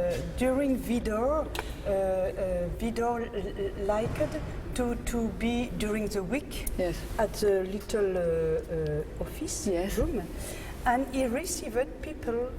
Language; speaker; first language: English; non-native, learner; French